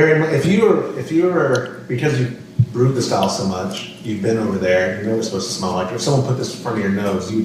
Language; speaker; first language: English; native; English